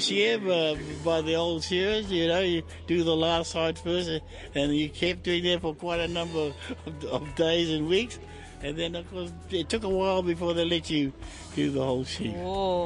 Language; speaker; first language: English; native; English